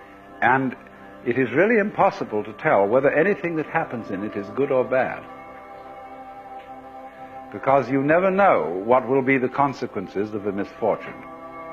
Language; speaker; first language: English; native; English